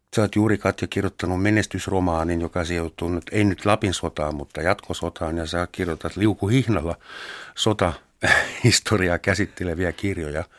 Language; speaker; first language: Finnish; non-native, fluent; German